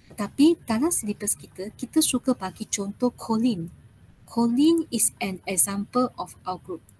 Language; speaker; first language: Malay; non-native, local second language; Chinese